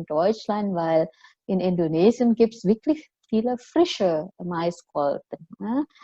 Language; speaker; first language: German; non-native, fluent; Indonesian